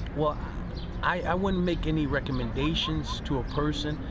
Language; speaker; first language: English; native; English